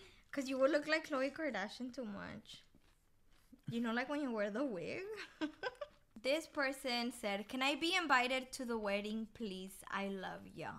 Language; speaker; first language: English; early bilingual, other home language; Spanish